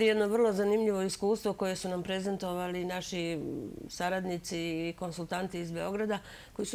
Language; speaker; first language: Serbian; native; Serbian